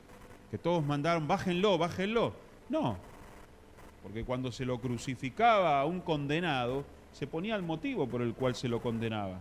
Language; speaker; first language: Spanish; native; Spanish